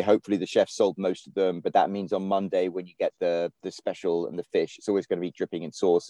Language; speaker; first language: English; native; English